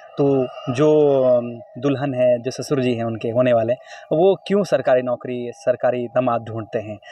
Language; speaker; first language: Hindi; native; Hindi